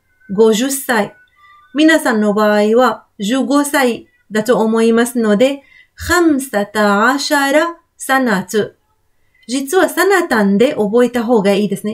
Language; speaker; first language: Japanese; non-native, fluent; Arabic